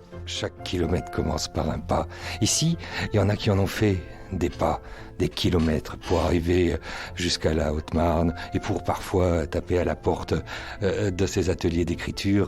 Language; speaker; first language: French; native; French